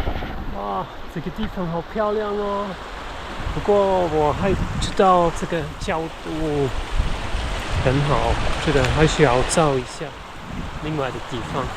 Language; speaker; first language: Chinese; non-native, fluent; German